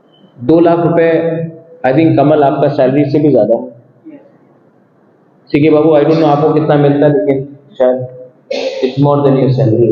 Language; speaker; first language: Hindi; non-native, local second language; Kok Borok